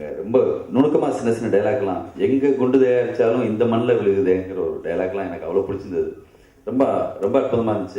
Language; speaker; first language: Tamil; native; Tamil